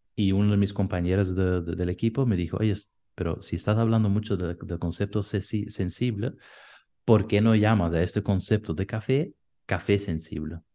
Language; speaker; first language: Spanish; non-native, fluent; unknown